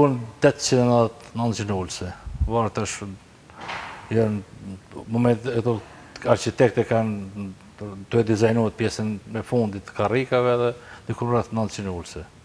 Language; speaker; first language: Albanian; native; Albanian